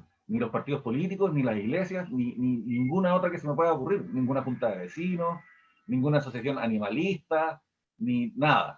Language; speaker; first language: Spanish; native; Spanish